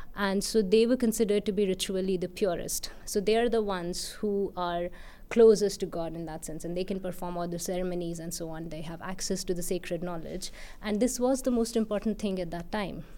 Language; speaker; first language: English; non-native, local second language; Hindi